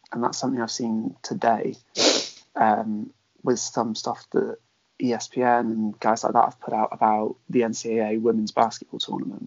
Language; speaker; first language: English; native; English